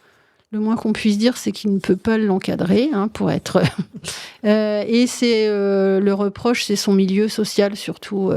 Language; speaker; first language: French; native; French